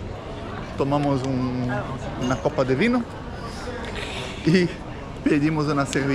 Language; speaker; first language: Spanish; non-native, fluent; Portuguese